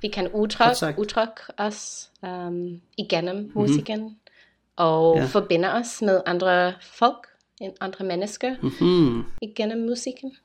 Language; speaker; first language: Danish; non-native, learner; English